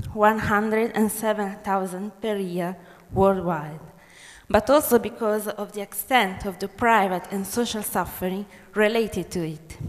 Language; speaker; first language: English; non-native, fluent; Italian